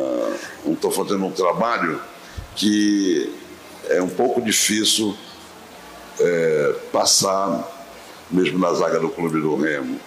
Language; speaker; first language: Portuguese; native; Portuguese